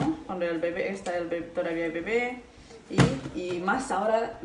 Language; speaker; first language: Spanish; non-native, learner; Indonesian